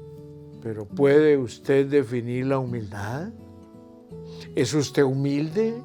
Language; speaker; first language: Spanish; native; Spanish